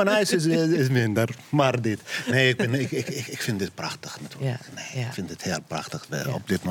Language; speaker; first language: Dutch; non-native, learner; Arabic